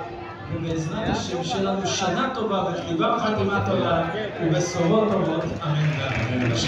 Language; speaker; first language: Hebrew; native; Hebrew